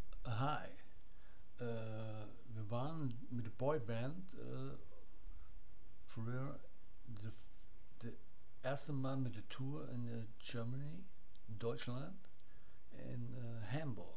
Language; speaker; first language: German; non-native, learner; English